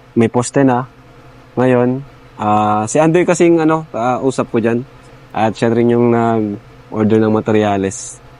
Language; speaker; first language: Filipino; non-native, local second language; Iloko